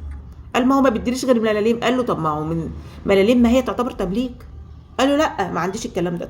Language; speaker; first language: Arabic; native; Arabic